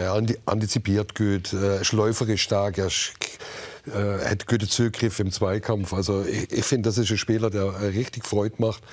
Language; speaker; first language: German; native; German